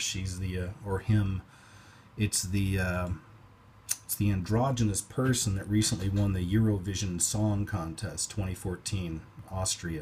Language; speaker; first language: English; native; English